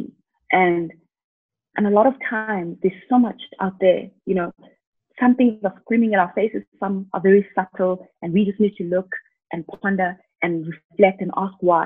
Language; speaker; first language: English; non-native, local second language; Xhosa